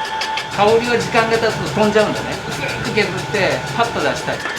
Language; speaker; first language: Japanese; native; Japanese